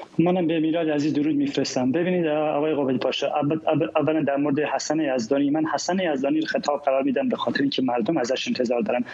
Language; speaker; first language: Persian; non-native, local second language; Kurdish